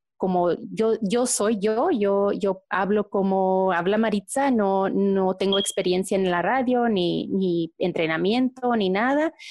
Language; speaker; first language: Spanish; early bilingual, heritage; Spanish